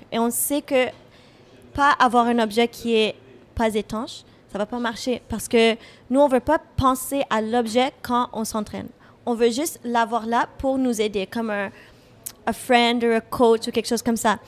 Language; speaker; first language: French; non-native, fluent; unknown